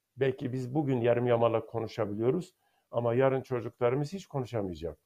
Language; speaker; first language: Turkish; non-native, local second language; Zaza